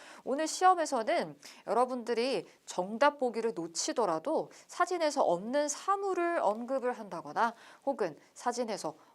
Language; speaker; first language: Korean; native; Korean